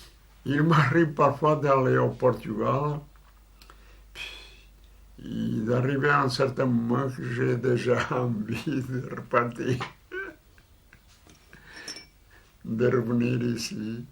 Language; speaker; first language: French; non-native, fluent; Portuguese